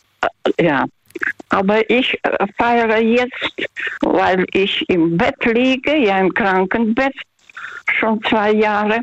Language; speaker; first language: German; non-native, fluent; Russian